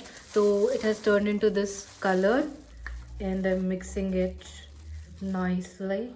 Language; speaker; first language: English; non-native, local second language; Hindi